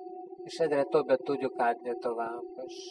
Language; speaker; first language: Hungarian; non-native, fluent; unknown